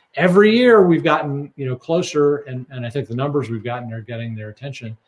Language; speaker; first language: English; native; English